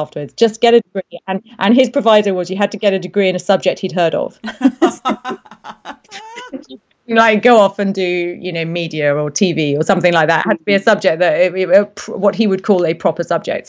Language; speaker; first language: English; native; English